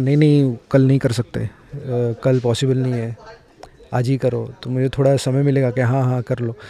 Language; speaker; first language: Hindi; non-native, local second language; Marathi